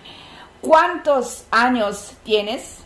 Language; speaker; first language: Spanish; non-native, learner; Korean